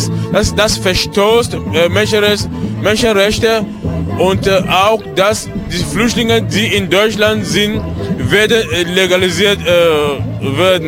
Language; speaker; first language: German; non-native, learner; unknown